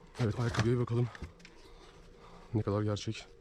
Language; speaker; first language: Turkish; native; Turkish